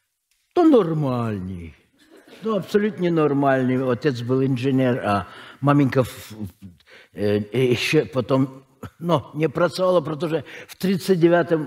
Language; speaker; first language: Czech; non-native, fluent; Russian